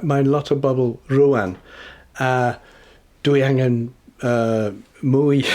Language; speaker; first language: Welsh; non-native, learner; English